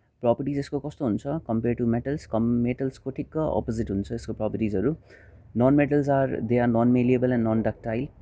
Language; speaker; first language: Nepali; non-native, local second language; Hindi